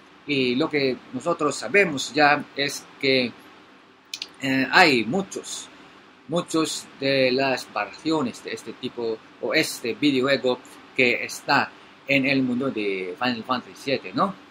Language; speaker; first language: Spanish; non-native, learner; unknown